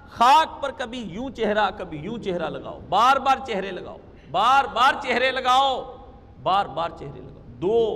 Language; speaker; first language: Urdu; non-native, local second language; Punjabi